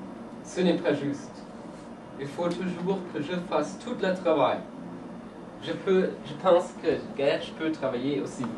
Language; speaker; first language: French; non-native, learner; English